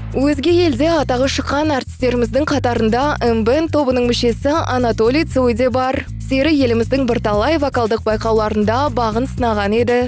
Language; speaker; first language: Kazakh; native; Kazakh